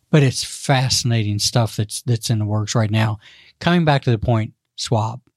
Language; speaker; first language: English; native; English